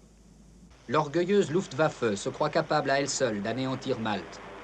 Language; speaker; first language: French; native; French